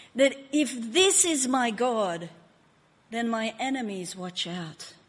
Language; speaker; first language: English; non-native, fluent; Hungarian